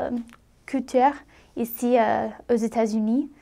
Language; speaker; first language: French; non-native, fluent; English